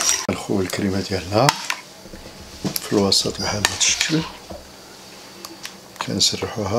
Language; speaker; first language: Arabic; native; Arabic